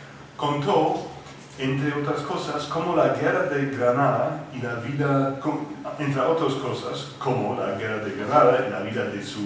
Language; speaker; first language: Spanish; non-native, fluent; English